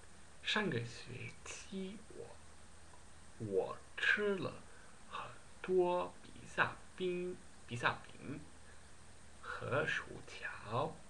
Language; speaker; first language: Chinese; non-native, learner; Dutch